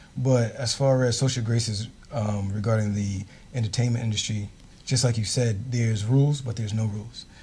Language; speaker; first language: English; native; English